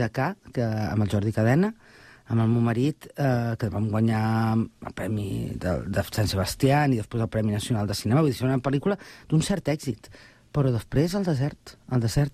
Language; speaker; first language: Catalan; native; Catalan